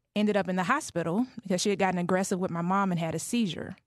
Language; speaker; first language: English; native; English